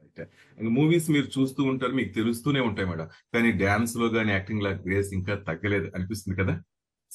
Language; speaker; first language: Telugu; native; Telugu